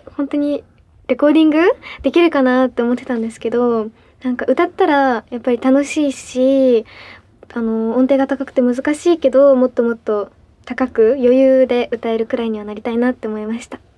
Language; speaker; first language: Japanese; native; Japanese